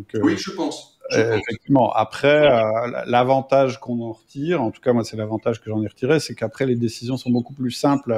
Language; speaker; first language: French; native; French